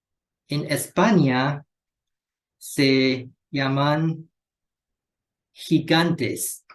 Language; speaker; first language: Spanish; non-native, learner; Chinese